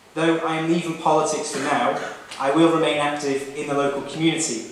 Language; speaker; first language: English; native; English